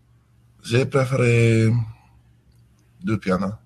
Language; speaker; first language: French; non-native, learner; English